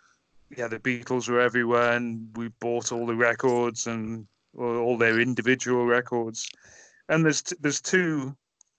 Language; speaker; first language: English; native; English